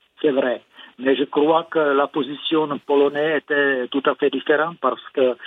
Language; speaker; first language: French; non-native, fluent; Czech